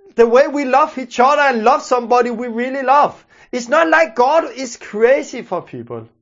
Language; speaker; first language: English; non-native, fluent; Danish